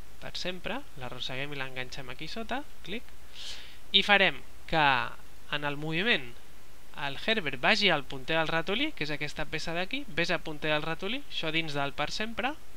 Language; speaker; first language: Catalan; non-native, local second language; Spanish